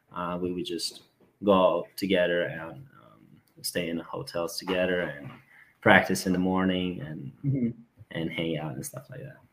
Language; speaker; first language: English; non-native, fluent; Serbian